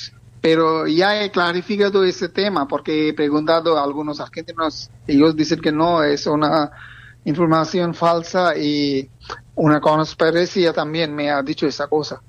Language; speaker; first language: Spanish; non-native, learner; Bangla